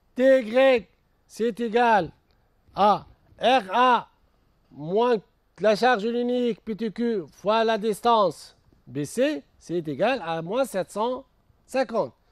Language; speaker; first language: French; non-native, local second language; Arabic